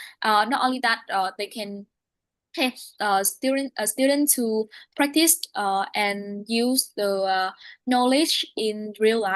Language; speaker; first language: English; non-native, learner; Vietnamese